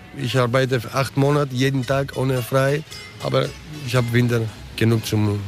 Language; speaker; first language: German; early bilingual, other home language; Greek